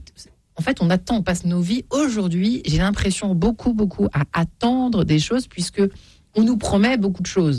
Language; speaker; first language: French; native; French